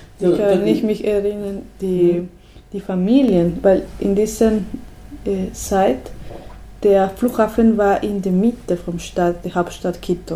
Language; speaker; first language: German; non-native, learner; Spanish